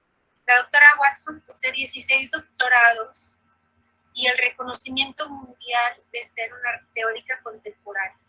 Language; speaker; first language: Spanish; native; Spanish